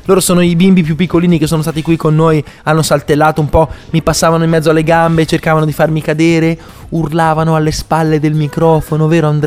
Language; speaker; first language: Italian; native; Italian